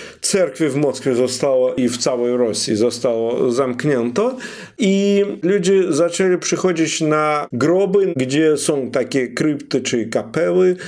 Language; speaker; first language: Polish; non-native, fluent; Russian